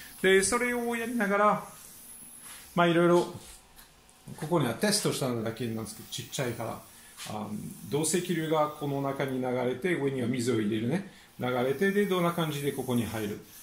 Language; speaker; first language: Japanese; non-native, fluent; French